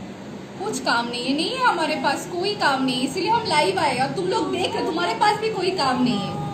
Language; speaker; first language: Hindi; non-native, local second language; Bangla